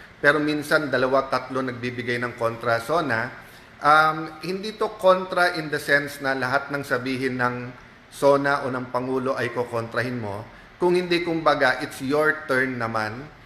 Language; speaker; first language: Filipino; native; Filipino